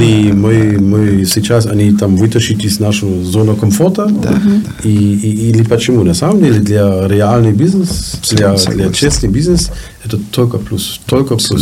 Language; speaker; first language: Russian; non-native, learner; German